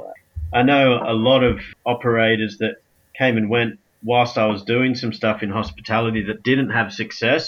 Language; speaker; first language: English; native; English